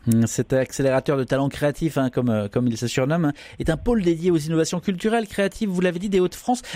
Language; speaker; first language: French; native; French